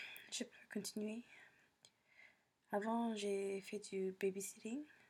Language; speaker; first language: French; non-native, learner; English